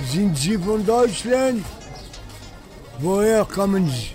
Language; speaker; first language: German; non-native, learner; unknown